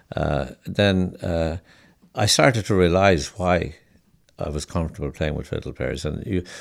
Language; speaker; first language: English; native; English